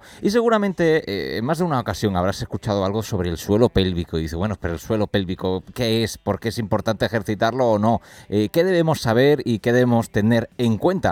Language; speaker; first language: Spanish; native; Spanish